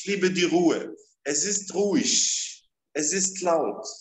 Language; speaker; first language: German; non-native, fluent; Arabic